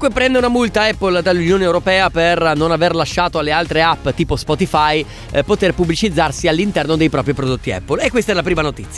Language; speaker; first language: Italian; native; Italian